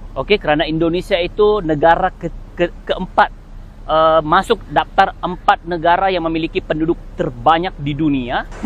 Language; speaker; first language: Malay; native; Malay